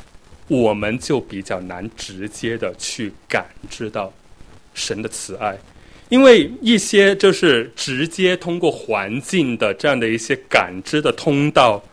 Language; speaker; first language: Chinese; native; Chinese